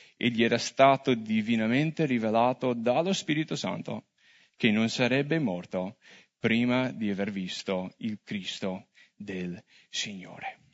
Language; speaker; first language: Italian; non-native, fluent; English